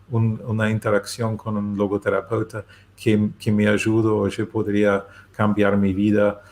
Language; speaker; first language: Spanish; non-native, learner; German